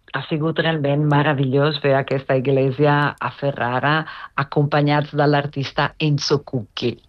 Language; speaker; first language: Catalan; non-native, fluent; Italian